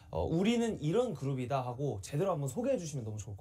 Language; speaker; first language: Korean; native; Korean